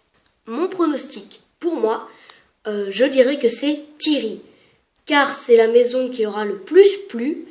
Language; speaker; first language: French; native; French